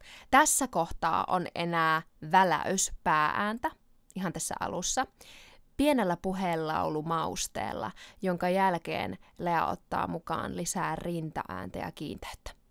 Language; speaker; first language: Finnish; native; Finnish